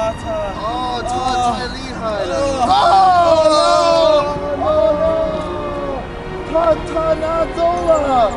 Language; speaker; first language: Chinese; non-native, learner; English